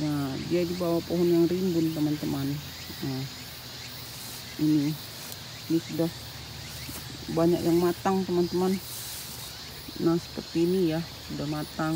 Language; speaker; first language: Indonesian; native; Indonesian